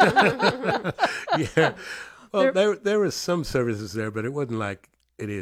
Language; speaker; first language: English; native; English